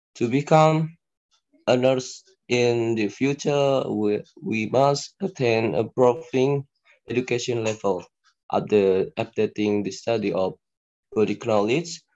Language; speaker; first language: English; non-native, learner; Indonesian